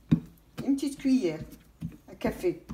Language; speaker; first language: French; non-native, local second language; Arabic